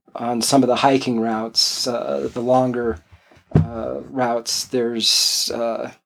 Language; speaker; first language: English; native; English